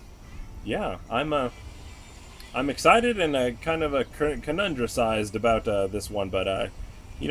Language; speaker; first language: English; native; English